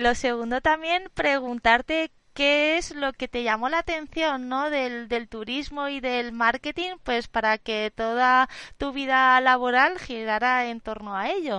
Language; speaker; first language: Spanish; native; Spanish